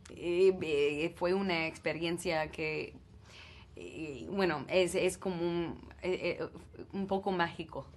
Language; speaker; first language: Spanish; non-native, learner; English